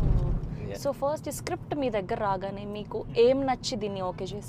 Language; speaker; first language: Telugu; native; Telugu